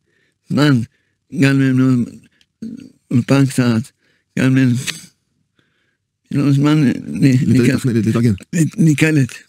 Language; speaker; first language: Hebrew; early bilingual, other home language; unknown